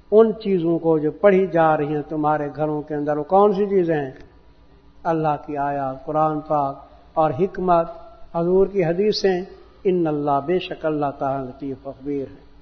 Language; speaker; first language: Urdu; non-native, local second language; Punjabi